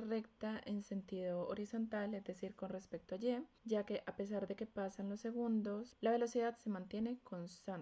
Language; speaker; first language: Spanish; native; Spanish